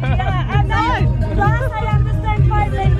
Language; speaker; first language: English; non-native, learner; Gagauz